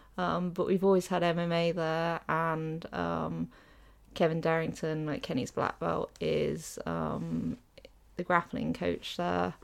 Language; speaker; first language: English; native; English